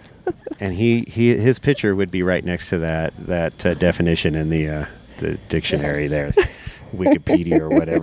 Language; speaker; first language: English; native; English